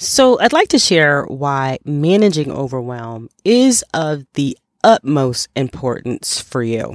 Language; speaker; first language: English; native; English